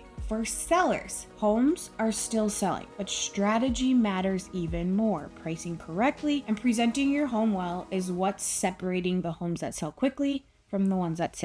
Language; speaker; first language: English; native; English